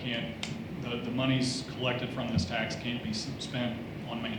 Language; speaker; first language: English; native; English